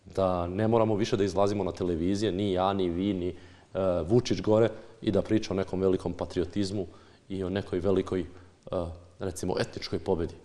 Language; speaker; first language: Bosnian; non-native, local second language; Albanian